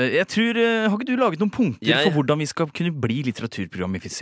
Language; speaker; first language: Norwegian; native; Norwegian